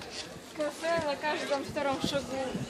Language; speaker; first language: Russian; native; Russian